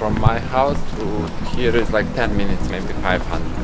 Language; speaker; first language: English; non-native, fluent; Serbian